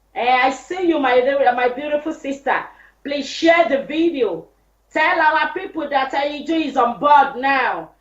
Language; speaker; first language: English; non-native, local second language; Yoruba